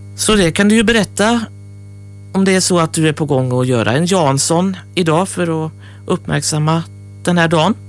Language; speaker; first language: Swedish; native; Swedish